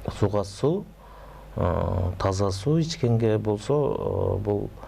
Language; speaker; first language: Kyrgyz; native; Kyrgyz